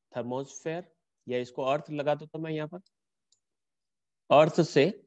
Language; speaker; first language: Hindi; native; Hindi